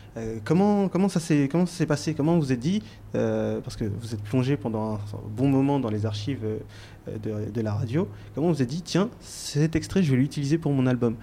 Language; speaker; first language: French; native; French